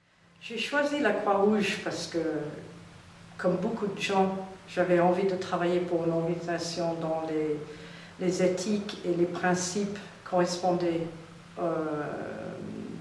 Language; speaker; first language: French; non-native, fluent; English